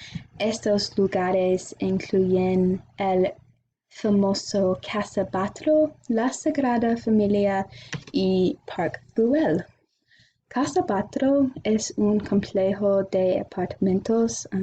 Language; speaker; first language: Spanish; non-native, learner; English